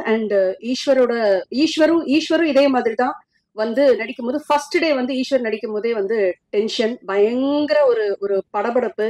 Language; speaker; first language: Tamil; native; Tamil